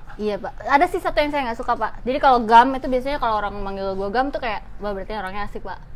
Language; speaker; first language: Indonesian; native; Indonesian